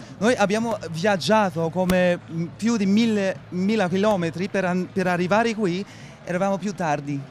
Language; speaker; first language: Italian; early bilingual, heritage; Italian